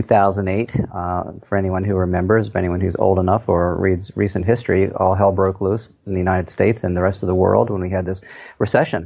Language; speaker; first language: English; native; English